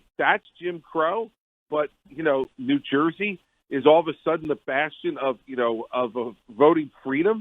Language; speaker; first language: English; native; English